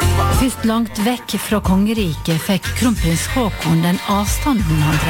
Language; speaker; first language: Norwegian; native; Norwegian